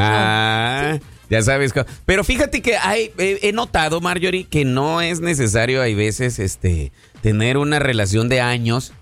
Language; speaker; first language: Spanish; native; Spanish